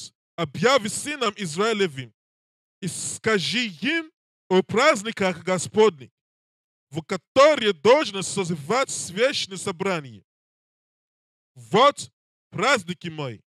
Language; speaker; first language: Russian; non-native, learner; English